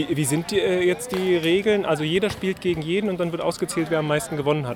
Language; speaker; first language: German; native; German